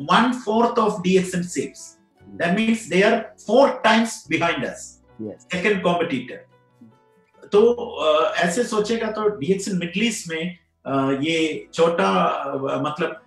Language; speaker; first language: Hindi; non-native, local second language; Malayalam